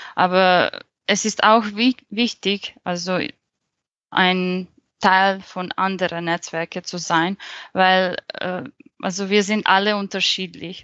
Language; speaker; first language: German; non-native, fluent; Serbian